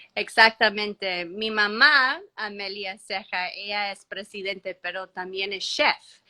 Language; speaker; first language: Spanish; early bilingual, heritage; Spanish